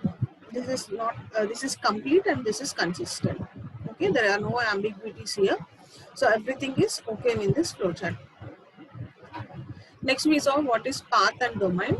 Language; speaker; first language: English; non-native, local second language; Telugu